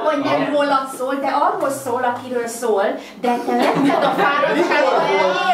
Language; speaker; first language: Hungarian; native; Hungarian